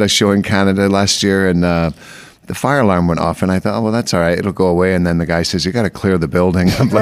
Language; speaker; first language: English; native; English